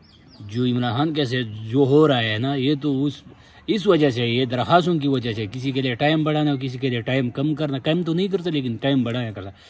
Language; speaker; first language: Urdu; non-native, local second language; Pashto